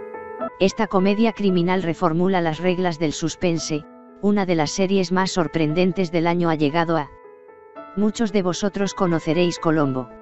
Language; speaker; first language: Spanish; native; Spanish